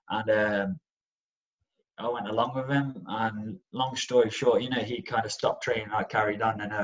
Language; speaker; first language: English; native; English